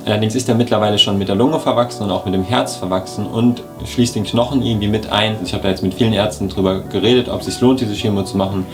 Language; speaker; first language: German; native; German